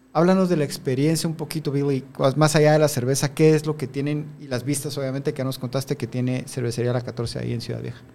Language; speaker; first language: Spanish; native; Spanish